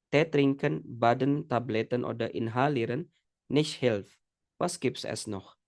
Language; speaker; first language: German; non-native, fluent; Indonesian